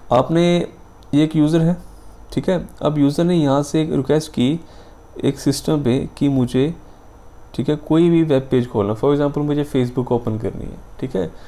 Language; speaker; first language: Hindi; non-native, local second language; Punjabi